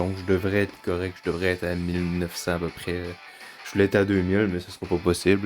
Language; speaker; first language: French; native; French